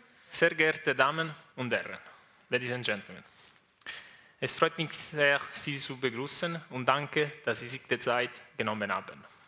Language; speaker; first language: German; non-native, learner; Italian